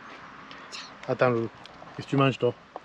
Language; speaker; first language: French; native; French